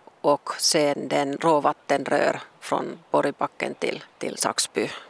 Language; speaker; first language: Swedish; non-native, local second language; Finnish